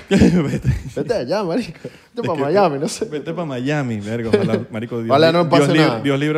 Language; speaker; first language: Spanish; native; Spanish